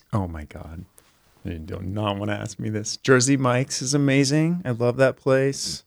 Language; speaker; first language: English; native; English